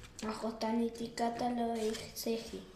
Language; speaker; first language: Welsh; non-native, learner; Spanish